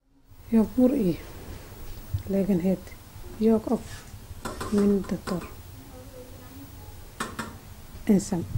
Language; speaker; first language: Swedish; non-native, learner; Somali